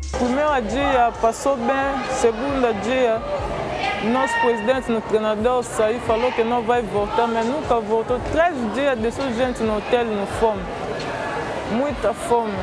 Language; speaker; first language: Portuguese; non-native, learner; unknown